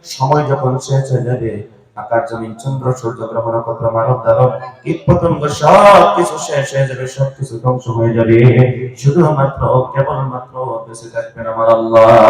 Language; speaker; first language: Bangla; non-native, local second language; Assamese